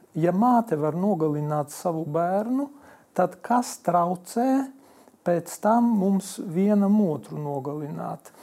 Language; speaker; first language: Latvian; non-native, local second language; Polish